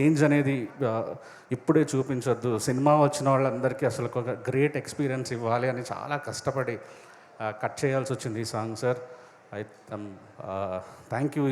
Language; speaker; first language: Telugu; native; Telugu